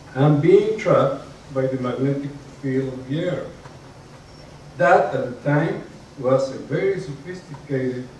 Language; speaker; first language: English; non-native, fluent; Spanish